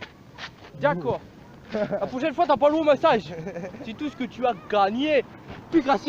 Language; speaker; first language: French; native; French